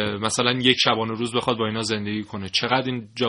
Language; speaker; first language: Persian; native; Persian